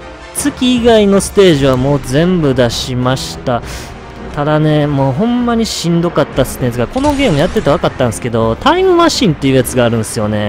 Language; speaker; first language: Japanese; native; Japanese